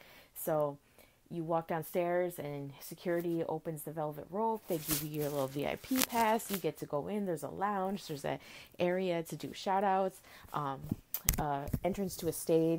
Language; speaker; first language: English; native; English